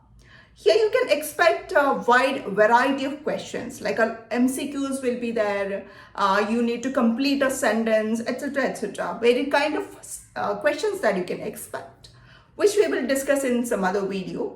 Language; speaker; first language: English; non-native, local second language; Malayalam